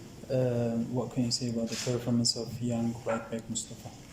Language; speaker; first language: English; non-native, fluent; Turkish